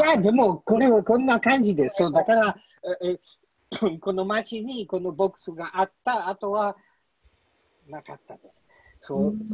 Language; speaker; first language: Japanese; non-native, learner; Polish